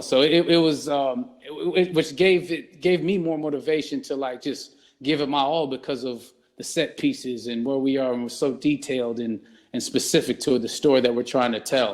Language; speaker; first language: English; native; English